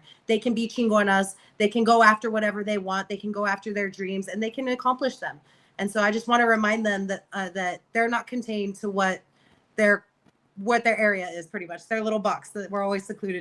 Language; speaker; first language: English; native; English